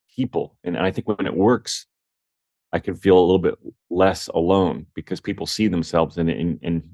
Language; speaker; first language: English; native; English